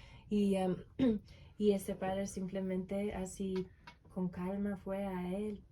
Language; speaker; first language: Spanish; non-native, learner; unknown